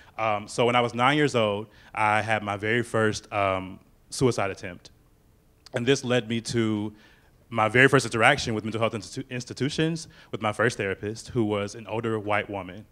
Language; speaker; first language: English; native; English